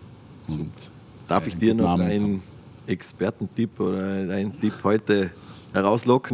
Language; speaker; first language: German; native; German